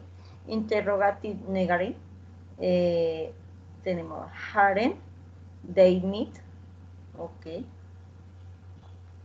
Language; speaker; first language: English; non-native, learner; Spanish